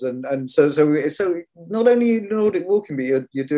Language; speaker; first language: English; native; English